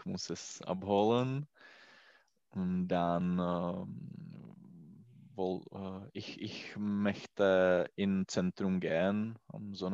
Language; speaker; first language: German; non-native, learner; Czech